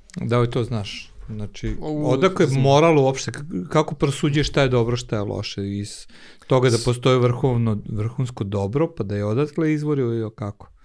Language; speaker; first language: Serbian; non-native, local second language; Hungarian